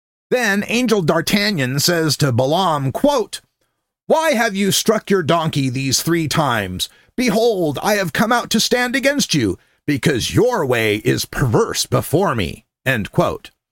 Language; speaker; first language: English; native; English